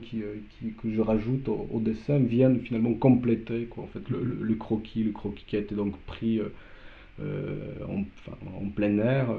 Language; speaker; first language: French; non-native, fluent; Polish